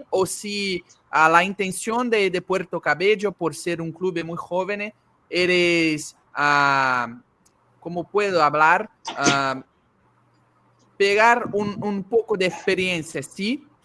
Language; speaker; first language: Spanish; non-native, learner; Portuguese